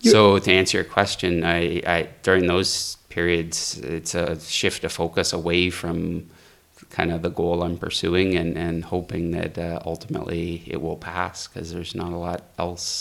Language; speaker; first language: English; native; English